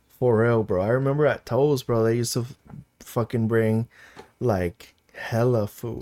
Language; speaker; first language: English; early bilingual, other home language; Spanish